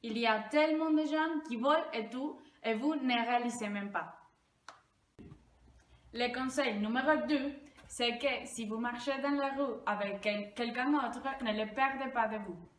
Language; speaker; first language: French; non-native, learner; Spanish